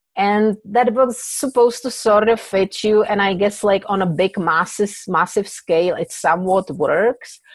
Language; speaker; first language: English; non-native, fluent; Czech